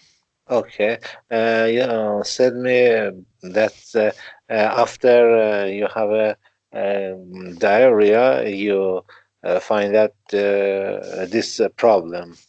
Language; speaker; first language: English; non-native, learner; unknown